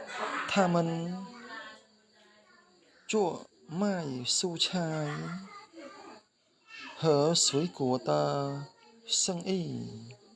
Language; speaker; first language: Chinese; non-native, learner; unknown